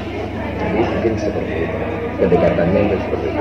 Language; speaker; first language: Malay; non-native, local second language; Achinese